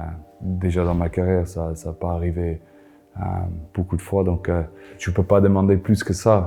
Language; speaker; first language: French; non-native, fluent; Afrikaans